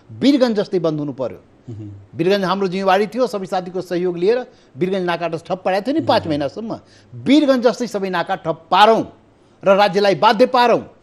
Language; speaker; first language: Nepali; non-native, local second language; Maithili